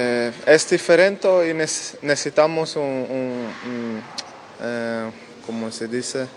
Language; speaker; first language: Spanish; non-native, learner; Danish